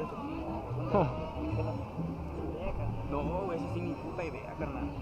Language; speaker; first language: Spanish; native; Spanish